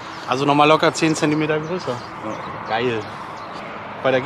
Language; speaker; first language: German; native; German